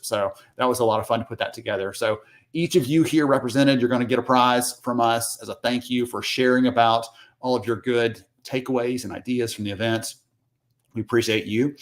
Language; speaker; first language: English; native; English